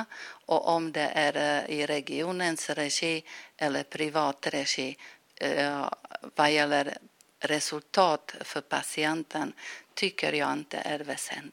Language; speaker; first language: Swedish; non-native, fluent; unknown